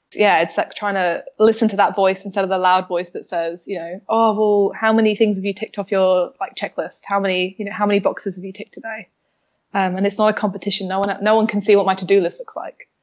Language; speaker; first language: English; native; English